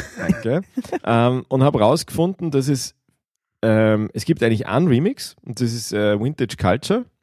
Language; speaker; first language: German; native; German